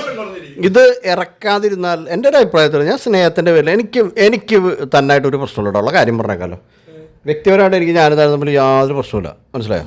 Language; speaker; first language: Malayalam; native; Malayalam